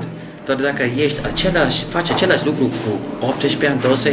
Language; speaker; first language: Romanian; non-native, learner; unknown